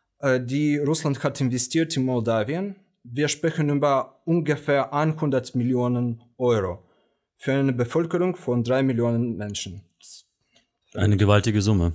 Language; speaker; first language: German; non-native, fluent; Romanian